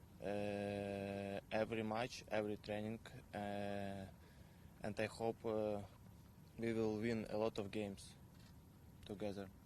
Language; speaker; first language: English; non-native, learner; Ukrainian